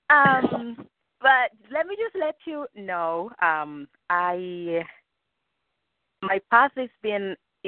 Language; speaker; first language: English; non-native, fluent; Spanish